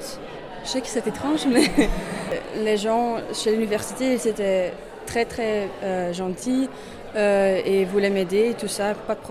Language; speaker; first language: French; non-native, learner; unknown